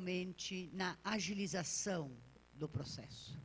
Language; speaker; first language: Portuguese; native; Portuguese